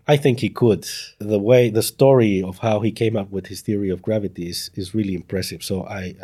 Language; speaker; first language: English; non-native, fluent; Spanish